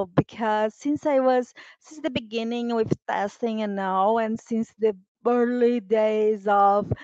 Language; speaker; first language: English; non-native, fluent; Portuguese